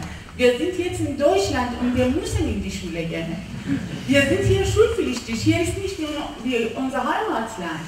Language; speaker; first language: German; non-native, fluent; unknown